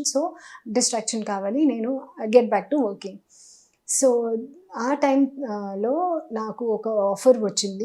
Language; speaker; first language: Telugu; non-native, learner; Hindi